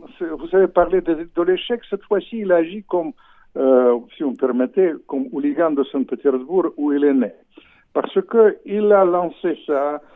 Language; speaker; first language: French; non-native, fluent; Russian